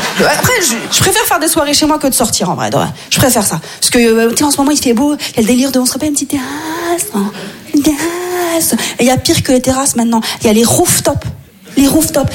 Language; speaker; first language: French; native; French